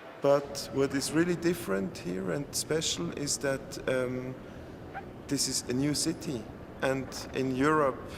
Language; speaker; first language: English; non-native, fluent; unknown